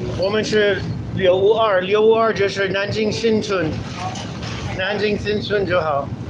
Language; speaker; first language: Chinese; non-native, learner; English